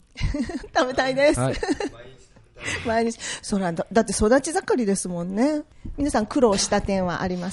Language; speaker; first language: Japanese; native; Japanese